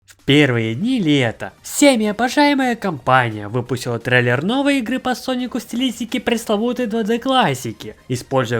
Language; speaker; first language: Russian; native; Russian